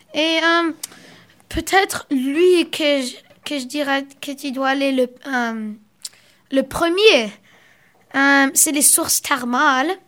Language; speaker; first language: French; early bilingual, other home language; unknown